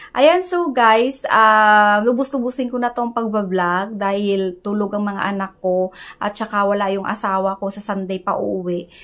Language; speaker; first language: Filipino; non-native, local second language; Hiligaynon